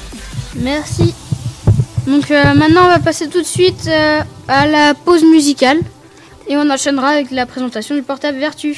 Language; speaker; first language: French; native; French